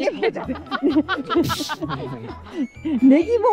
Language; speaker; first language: Japanese; native; Japanese